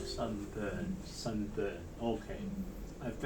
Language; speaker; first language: English; non-native, learner; Chinese